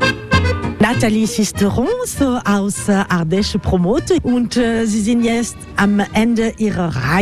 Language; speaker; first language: German; non-native, learner; French